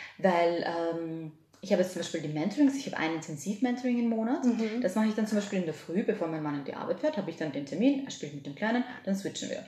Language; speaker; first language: German; early bilingual, other home language; Serbian